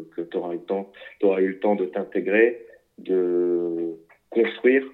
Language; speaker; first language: French; native; French